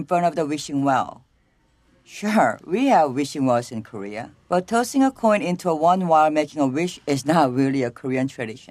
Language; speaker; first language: English; non-native, fluent; Korean